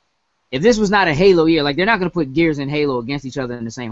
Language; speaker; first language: English; native; English